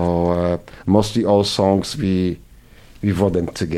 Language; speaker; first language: English; non-native, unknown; Polish